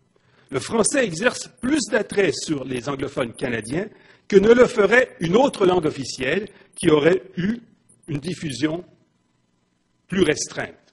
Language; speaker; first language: French; native; French